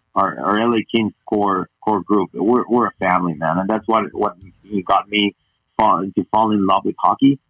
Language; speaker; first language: English; non-native, fluent; Spanish